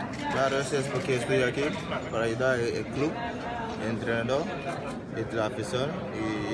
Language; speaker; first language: Spanish; non-native, learner; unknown